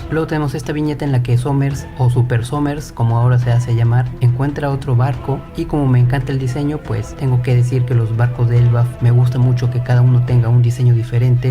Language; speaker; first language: Spanish; native; Spanish